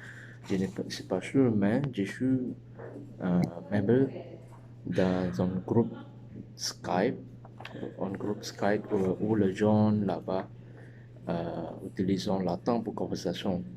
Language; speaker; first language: French; non-native, learner; Chinese